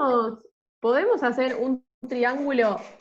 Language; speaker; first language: Spanish; native; Spanish